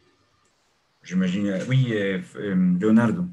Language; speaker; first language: French; non-native, fluent; Spanish